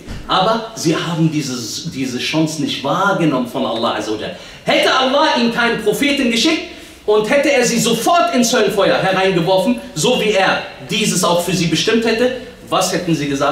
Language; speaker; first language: German; early bilingual, other home language; Arabic